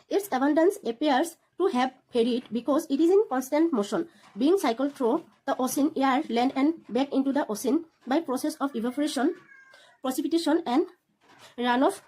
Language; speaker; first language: English; non-native, local second language; Assamese